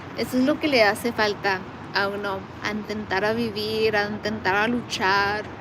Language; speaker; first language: Spanish; early bilingual, heritage; Spanish